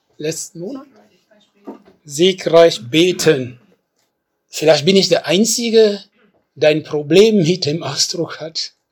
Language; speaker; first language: German; non-native, fluent; French